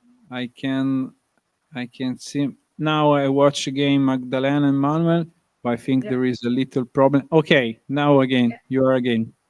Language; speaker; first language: English; non-native, learner; Italian